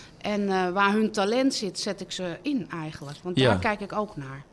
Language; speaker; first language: Dutch; native; Dutch